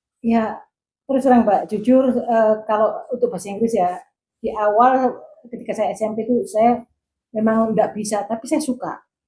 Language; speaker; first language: Indonesian; non-native, local second language; Javanese